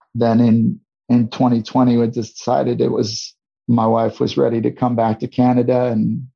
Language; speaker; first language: English; native; English